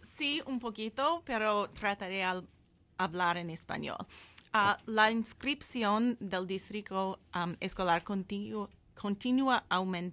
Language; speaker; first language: Spanish; non-native, fluent; English